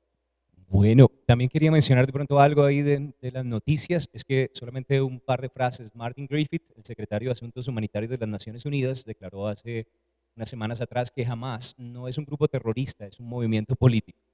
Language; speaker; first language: Spanish; native; Spanish